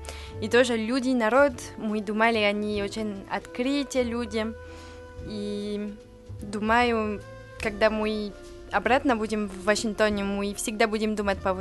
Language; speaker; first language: Russian; non-native, learner; French